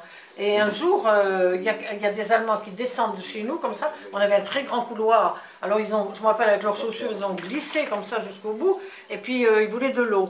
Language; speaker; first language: French; native; French